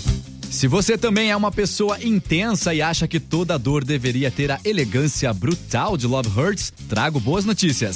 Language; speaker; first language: Portuguese; native; Portuguese